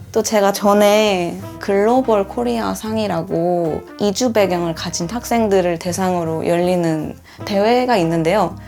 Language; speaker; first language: Korean; early bilingual, other home language; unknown